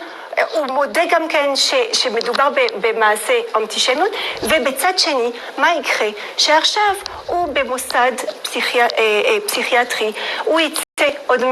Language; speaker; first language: Hebrew; non-native, fluent; French